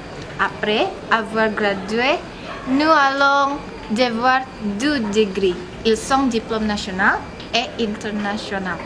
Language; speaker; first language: French; non-native, learner; Indonesian